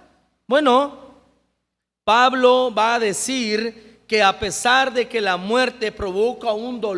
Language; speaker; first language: Spanish; native; Spanish